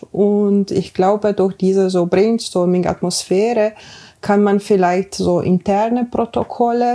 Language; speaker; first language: German; non-native, fluent; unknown